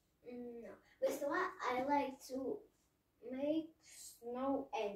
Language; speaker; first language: English; non-native, learner; Russian